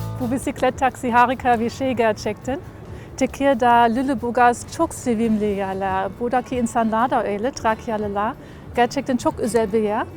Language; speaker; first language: Turkish; non-native, fluent; German